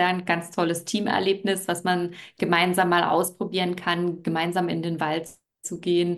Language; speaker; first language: German; native; German